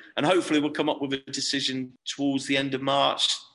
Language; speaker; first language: English; native; English